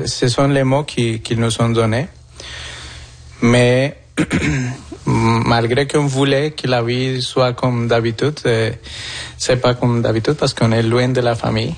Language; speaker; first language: French; non-native, fluent; Spanish